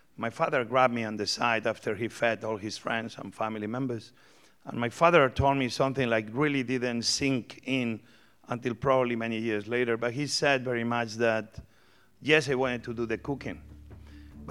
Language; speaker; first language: English; non-native, fluent; Spanish